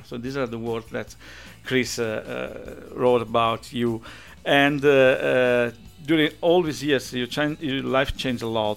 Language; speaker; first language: English; non-native, fluent; Italian